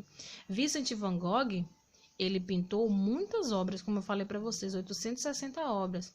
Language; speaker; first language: Portuguese; native; Portuguese